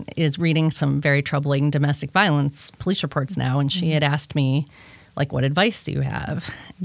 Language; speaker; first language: English; native; English